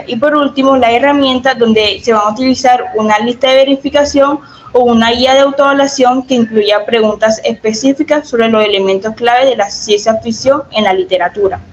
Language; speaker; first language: Spanish; native; Spanish